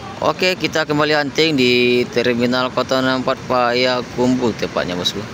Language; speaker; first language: Malay; non-native, local second language; Minangkabau